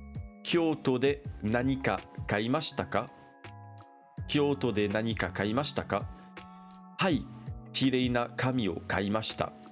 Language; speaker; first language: Japanese; non-native, fluent; French